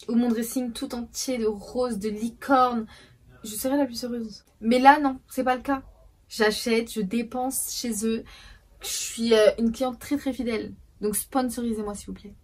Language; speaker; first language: French; early bilingual, other home language; Portuguese